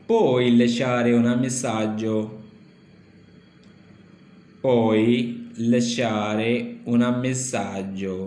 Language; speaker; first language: Italian; non-native, learner; Urdu